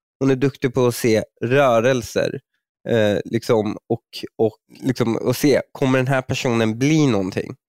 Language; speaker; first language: Swedish; early bilingual, other home language; Persian